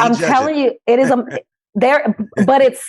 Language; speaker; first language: English; native; English